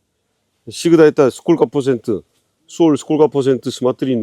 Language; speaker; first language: Russian; non-native, learner; Korean